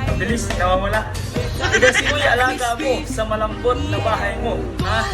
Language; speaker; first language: Filipino; non-native, local second language; Waray